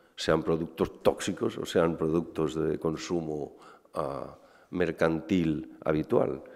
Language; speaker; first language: Spanish; native; Spanish